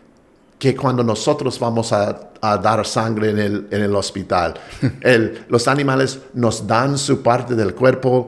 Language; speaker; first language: Spanish; non-native, fluent; English